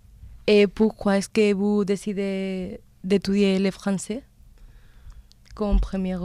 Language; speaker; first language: French; non-native, learner; Spanish